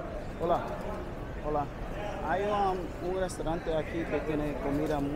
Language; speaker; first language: Spanish; non-native, learner; English